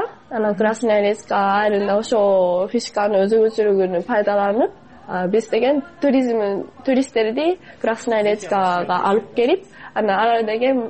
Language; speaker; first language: Kyrgyz; non-native, fluent; Japanese